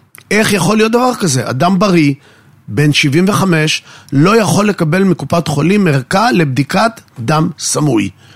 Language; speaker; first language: Hebrew; native; Hebrew